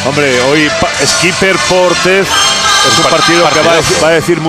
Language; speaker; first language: Spanish; native; Spanish